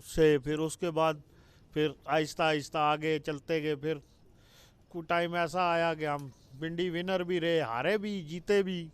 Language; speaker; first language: Urdu; non-native, local second language; Punjabi